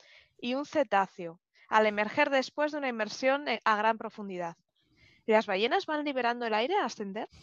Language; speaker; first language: Spanish; native; Spanish